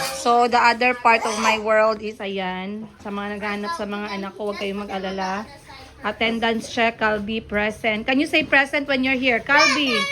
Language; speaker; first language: Filipino; non-native, local second language; Cebuano